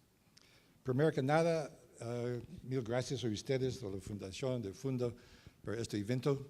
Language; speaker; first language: Spanish; non-native, learner; English